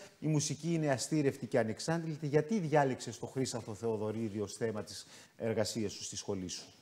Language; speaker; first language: Greek; native; Greek